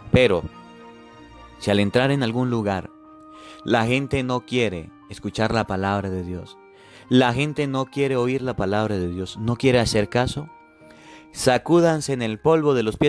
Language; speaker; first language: Spanish; native; Spanish